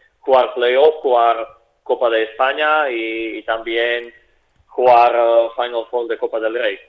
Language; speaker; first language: Spanish; non-native, fluent; Slovak